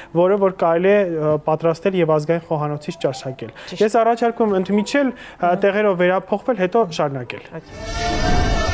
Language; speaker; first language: Armenian; native; Armenian